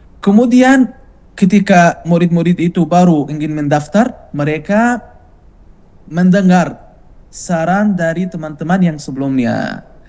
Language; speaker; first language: Indonesian; non-native, fluent; Arabic